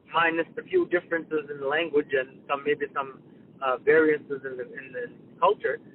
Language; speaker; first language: English; non-native, fluent; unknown